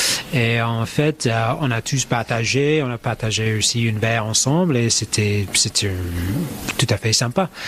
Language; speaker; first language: French; non-native, fluent; English